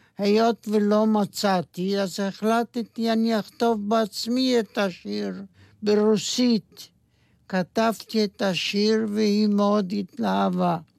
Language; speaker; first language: Hebrew; non-native, fluent; Yiddish